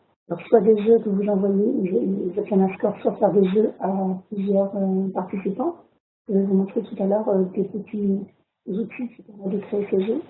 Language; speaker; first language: French; native; French